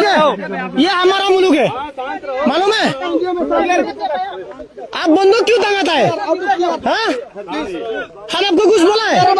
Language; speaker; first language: Hindi; non-native, learner; Bangla